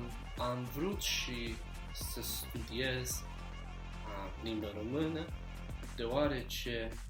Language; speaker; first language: Romanian; non-native, learner; English